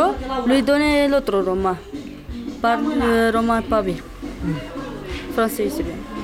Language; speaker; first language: French; non-native, learner; Romanian